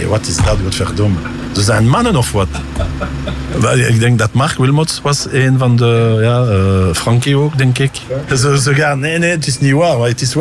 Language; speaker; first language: Dutch; non-native, local second language; French